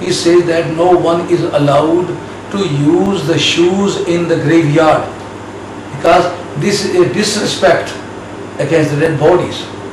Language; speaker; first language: English; non-native, local second language; Urdu